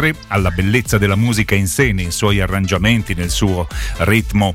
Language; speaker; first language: Italian; native; Italian